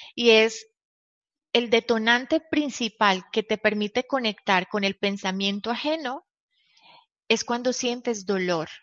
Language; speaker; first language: Spanish; native; Spanish